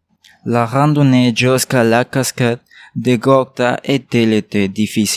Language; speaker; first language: French; non-native, learner; Spanish